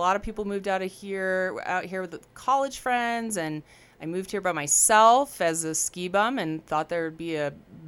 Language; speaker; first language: English; native; English